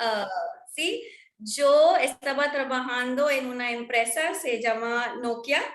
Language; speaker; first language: Spanish; non-native, fluent; Marwari